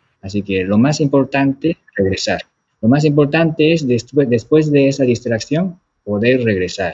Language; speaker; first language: Spanish; non-native, fluent; Japanese